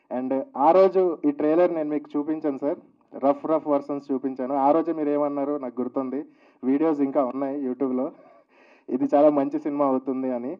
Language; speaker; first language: Telugu; native; Telugu